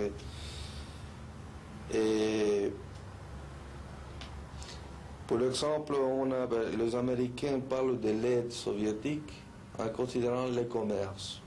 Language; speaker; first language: French; non-native, fluent; Spanish